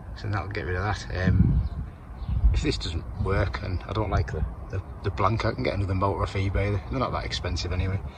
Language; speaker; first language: English; native; English